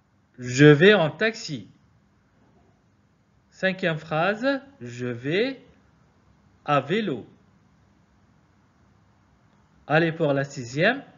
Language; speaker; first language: French; non-native, fluent; Arabic